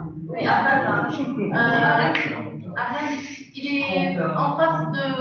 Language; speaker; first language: French; non-native, local second language; Arabic